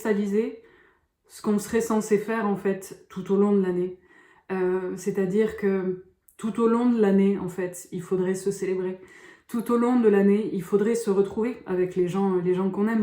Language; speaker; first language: French; native; French